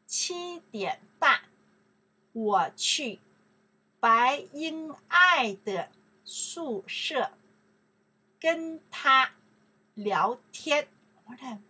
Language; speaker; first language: Chinese; non-native, learner; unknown